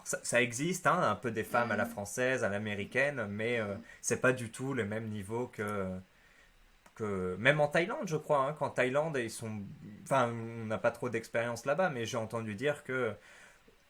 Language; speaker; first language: French; native; French